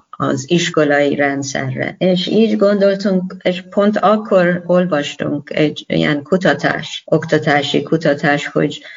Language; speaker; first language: Hungarian; non-native, learner; Persian